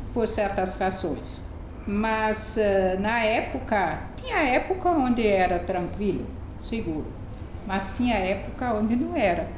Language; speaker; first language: Portuguese; non-native, fluent; German